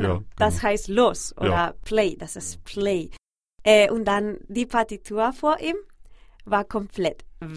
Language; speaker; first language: German; non-native, fluent; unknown